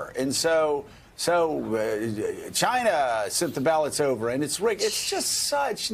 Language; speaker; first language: English; native; English